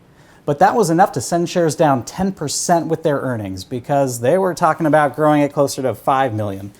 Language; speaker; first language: English; native; English